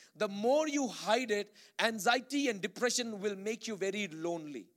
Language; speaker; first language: English; non-native, local second language; Malayalam